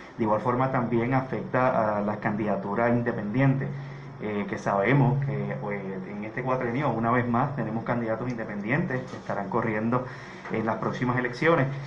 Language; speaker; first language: Spanish; native; Spanish